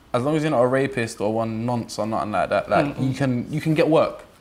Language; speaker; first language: English; native; English